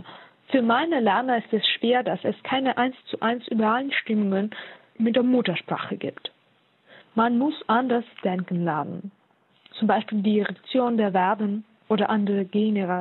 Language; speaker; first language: German; non-native, fluent; Russian